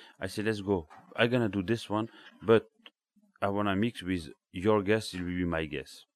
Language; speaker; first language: English; non-native, learner; French